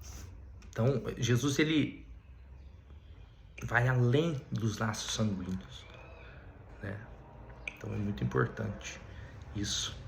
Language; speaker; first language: Portuguese; native; Portuguese